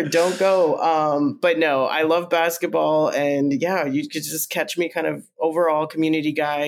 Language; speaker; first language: English; early bilingual, other home language; Spanish